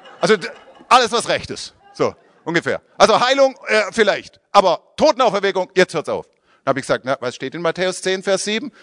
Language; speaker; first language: German; native; German